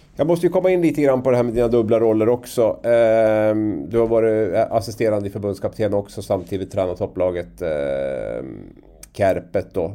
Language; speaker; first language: Swedish; native; Swedish